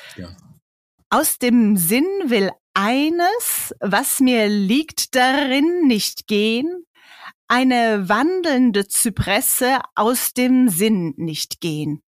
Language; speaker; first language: German; native; German